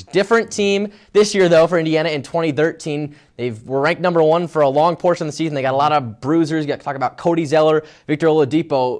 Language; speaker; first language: English; native; English